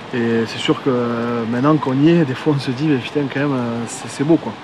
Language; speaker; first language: French; native; French